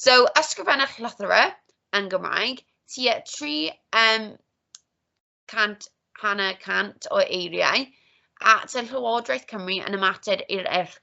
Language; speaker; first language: Welsh; non-native, local second language; English